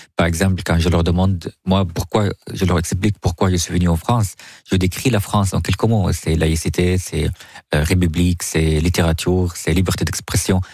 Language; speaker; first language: French; non-native, fluent; Arabic